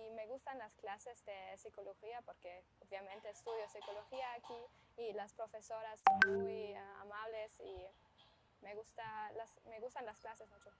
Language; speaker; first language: Spanish; non-native, fluent; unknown